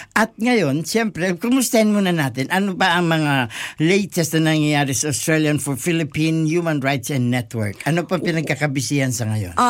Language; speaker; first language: Filipino; native; Filipino